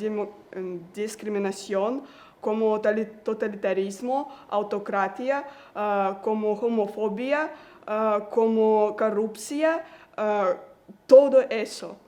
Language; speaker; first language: Spanish; non-native, learner; Russian